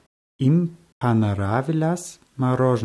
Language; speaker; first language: Russian; non-native, learner; German